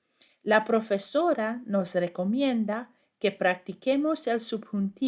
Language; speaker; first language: Spanish; non-native, fluent; English